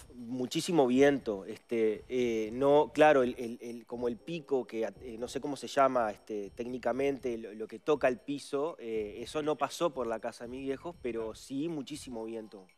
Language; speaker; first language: Spanish; native; Spanish